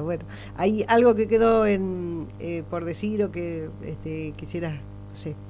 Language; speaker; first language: Spanish; native; Spanish